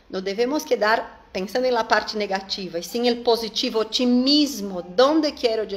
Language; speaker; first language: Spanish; non-native, fluent; Portuguese